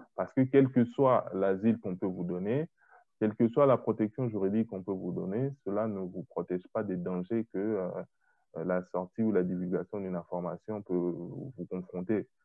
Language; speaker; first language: French; non-native, local second language; Lingala